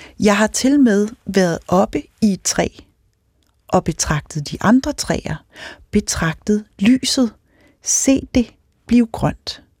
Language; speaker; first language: Danish; native; Danish